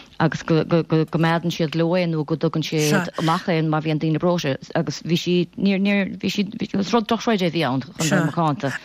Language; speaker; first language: Irish; native; Irish